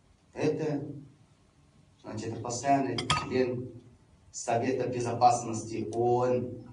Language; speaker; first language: Russian; non-native, fluent; Chinese